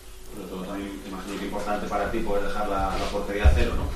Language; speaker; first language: Spanish; native; Spanish